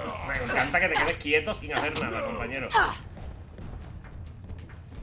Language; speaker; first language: Spanish; native; Spanish